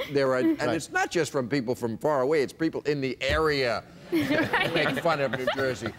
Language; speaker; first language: English; native; English